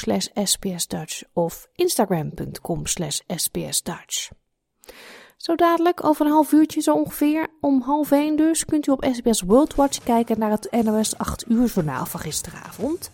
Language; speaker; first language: Dutch; native; Dutch